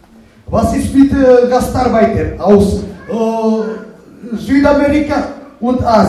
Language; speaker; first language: German; non-native, learner; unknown